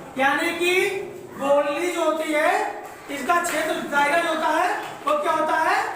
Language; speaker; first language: Hindi; native; Hindi